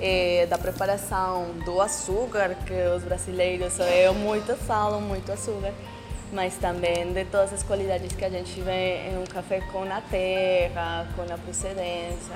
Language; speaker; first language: Portuguese; non-native, fluent; Spanish